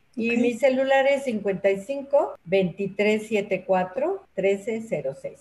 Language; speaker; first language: Spanish; native; Spanish